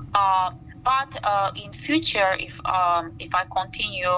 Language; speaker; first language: English; non-native, fluent; Turkish